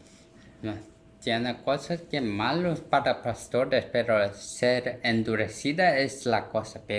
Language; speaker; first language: Spanish; non-native, learner; Korean